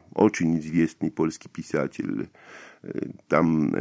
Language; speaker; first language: Russian; non-native, fluent; Polish